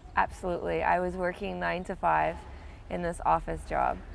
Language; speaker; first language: English; native; English